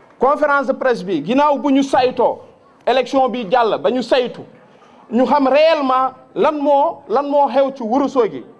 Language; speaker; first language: Wolof; non-native, local second language; Fula